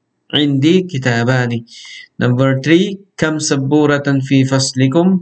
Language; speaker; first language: Arabic; non-native, fluent; Filipino